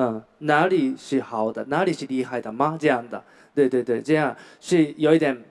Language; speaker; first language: Chinese; non-native, learner; Japanese